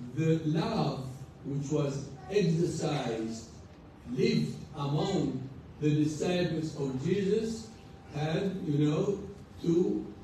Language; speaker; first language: English; non-native, fluent; Arabic